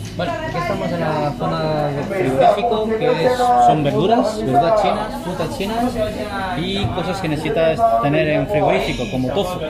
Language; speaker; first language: Spanish; non-native, fluent; Chinese